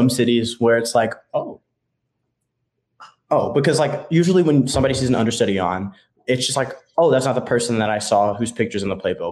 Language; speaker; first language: English; native; English